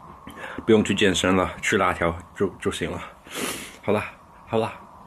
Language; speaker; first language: Chinese; non-native, fluent; English